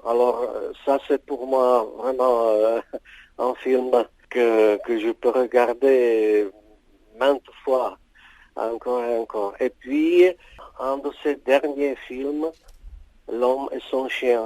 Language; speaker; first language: French; non-native, fluent; Czech